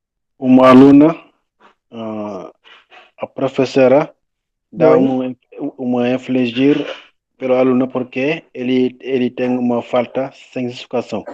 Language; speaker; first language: Portuguese; non-native, learner; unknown